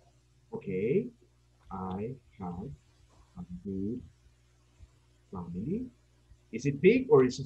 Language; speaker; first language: English; non-native, fluent; Spanish